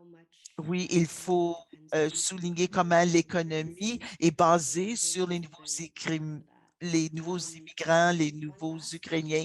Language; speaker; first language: French; non-native, local second language; English